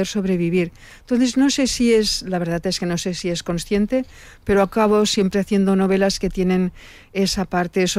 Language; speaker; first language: Spanish; native; Spanish